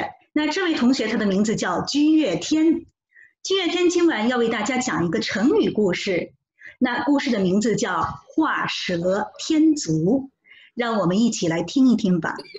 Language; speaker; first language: Chinese; native; Chinese